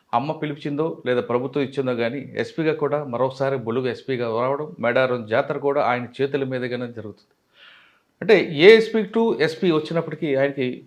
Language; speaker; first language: Telugu; native; Telugu